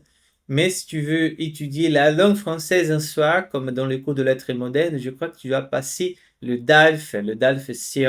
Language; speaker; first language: French; non-native, fluent; Portuguese